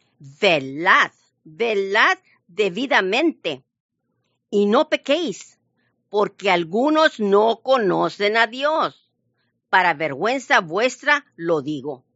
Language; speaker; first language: Spanish; early bilingual, heritage; Spanish